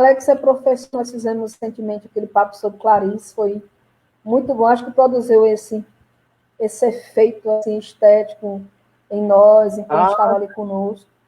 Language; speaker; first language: Portuguese; native; Portuguese